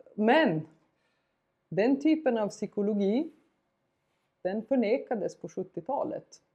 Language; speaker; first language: Swedish; non-native, fluent; Bulgarian